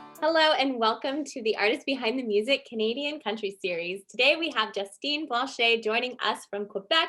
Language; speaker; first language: English; native; English